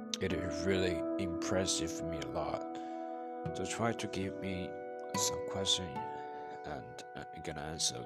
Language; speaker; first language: English; non-native, learner; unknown